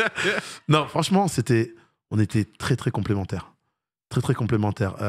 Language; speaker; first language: French; native; French